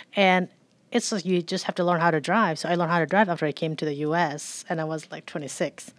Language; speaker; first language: English; early bilingual, other home language; Burmese